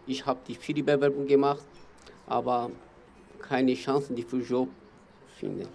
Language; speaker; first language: German; non-native, learner; Kurdish